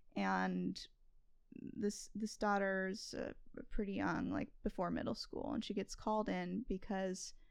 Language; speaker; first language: English; native; English